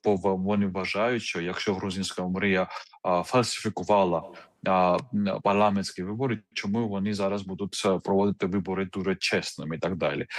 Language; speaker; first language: Ukrainian; non-native, fluent; Georgian